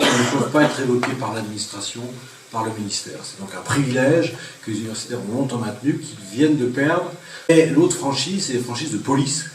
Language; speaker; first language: French; native; French